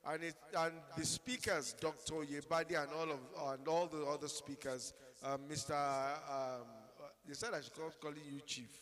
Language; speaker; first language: English; non-native, local second language; Yoruba